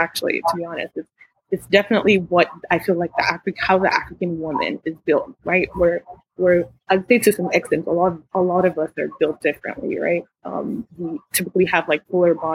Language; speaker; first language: English; non-native, local second language; Yoruba